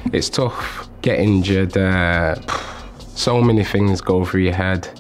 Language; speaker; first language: English; native; English